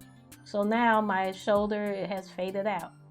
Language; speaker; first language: English; native; English